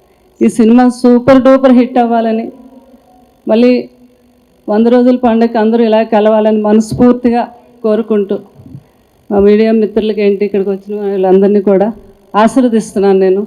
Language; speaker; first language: Telugu; native; Telugu